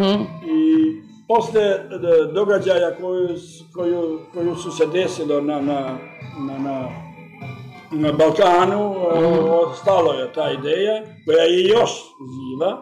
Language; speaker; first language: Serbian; early bilingual, heritage; Serbian